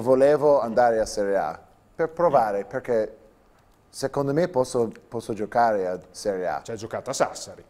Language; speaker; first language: Italian; non-native, learner; English